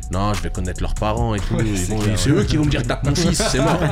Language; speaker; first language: French; native; French